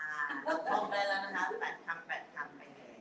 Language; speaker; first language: Thai; native; Thai